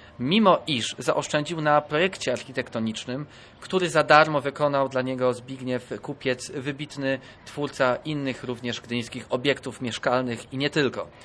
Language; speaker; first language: Polish; native; Polish